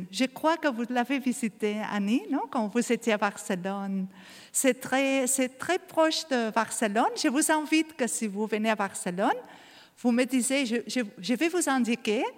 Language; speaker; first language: French; non-native, learner; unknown